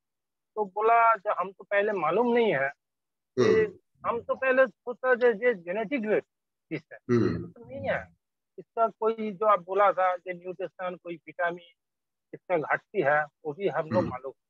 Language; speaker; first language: Hindi; non-native, local second language; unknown